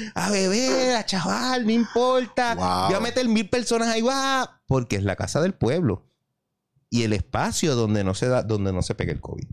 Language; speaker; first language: Spanish; native; Spanish